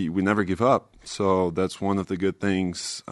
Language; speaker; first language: English; non-native, fluent; Portuguese